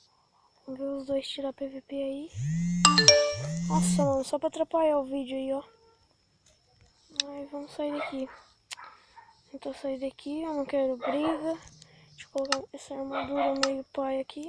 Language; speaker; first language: Portuguese; native; Portuguese